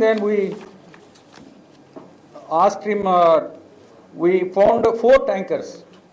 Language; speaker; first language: English; non-native, local second language; Telugu